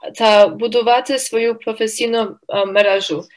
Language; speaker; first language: Ukrainian; early bilingual, heritage; Ukrainian